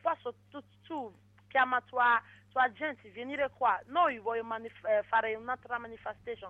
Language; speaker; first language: Italian; non-native, learner; English